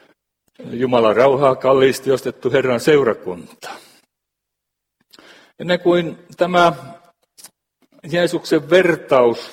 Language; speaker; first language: Finnish; native; Finnish